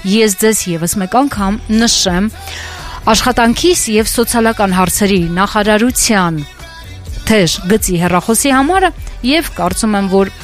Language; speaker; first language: Armenian; native; Armenian